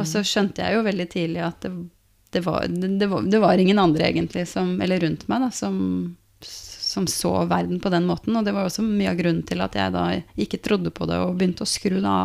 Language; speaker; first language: Norwegian; native; Norwegian